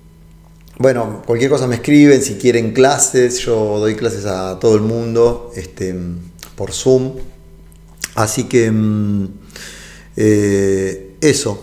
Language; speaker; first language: Spanish; native; Spanish